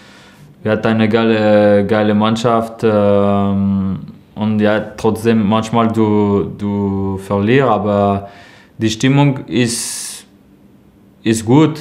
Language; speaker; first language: German; non-native, learner; French